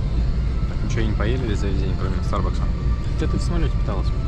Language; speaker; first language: Russian; native; Russian